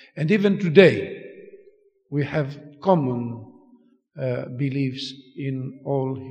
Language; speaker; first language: English; non-native, fluent; Greek